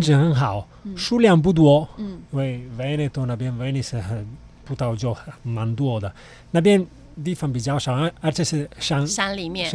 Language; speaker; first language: Chinese; non-native, fluent; Italian